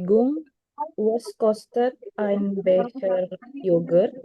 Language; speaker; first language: German; non-native, learner; Indonesian